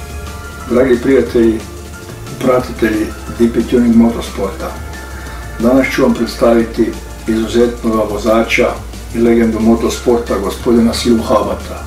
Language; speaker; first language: Croatian; native; Croatian